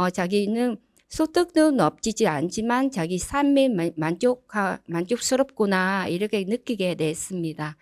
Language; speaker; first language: Korean; non-native, learner; Vietnamese